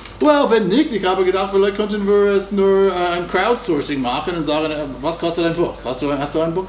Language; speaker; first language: German; non-native, fluent; English